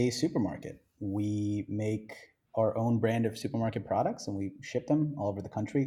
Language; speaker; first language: English; non-native, local second language; Hindi